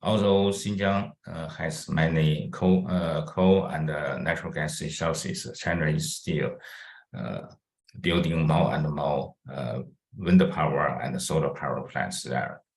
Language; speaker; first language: English; non-native, fluent; Chinese